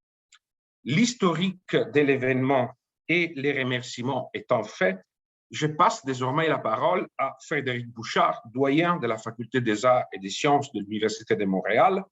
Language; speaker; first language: French; native; French